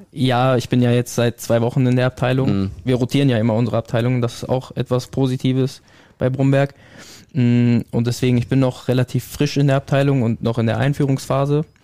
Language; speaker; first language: German; early bilingual, other home language; Italian